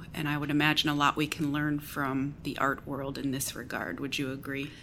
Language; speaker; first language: English; native; English